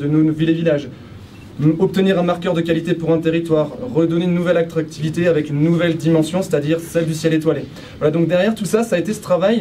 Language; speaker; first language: French; native; French